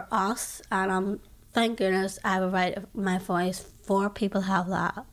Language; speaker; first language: English; native; English